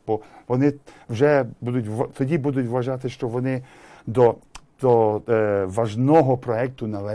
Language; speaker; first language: Ukrainian; early bilingual, heritage; English